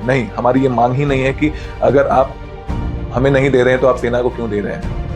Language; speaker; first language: Hindi; native; Hindi